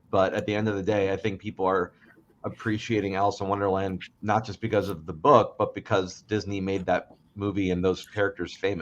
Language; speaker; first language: English; native; English